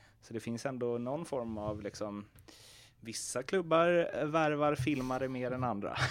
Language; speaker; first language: Swedish; native; Swedish